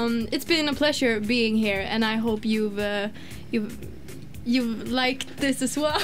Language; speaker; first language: English; non-native, fluent; Swedish